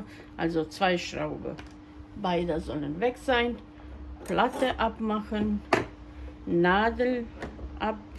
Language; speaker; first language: German; non-native, fluent; Croatian